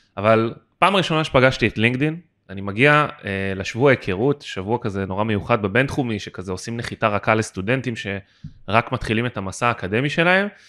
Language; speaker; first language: Hebrew; native; Hebrew